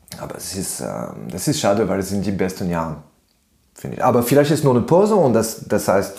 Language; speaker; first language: German; non-native, fluent; French